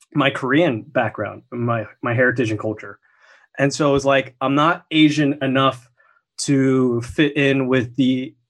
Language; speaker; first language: English; native; English